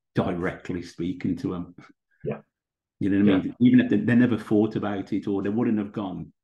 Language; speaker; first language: English; native; English